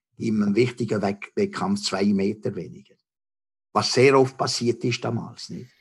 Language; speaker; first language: German; non-native, local second language; French